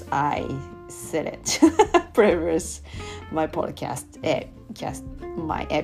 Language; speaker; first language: English; non-native, learner; Japanese